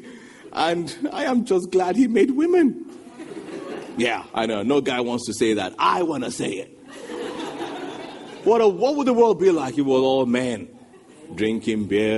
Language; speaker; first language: English; non-native, local second language; Yoruba